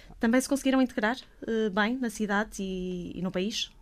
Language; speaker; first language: Portuguese; native; Portuguese